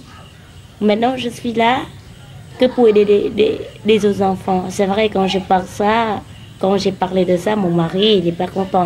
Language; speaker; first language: French; non-native, learner; Khmer